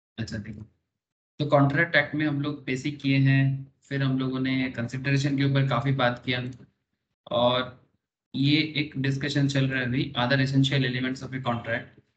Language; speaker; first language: Hindi; non-native, local second language; Bangla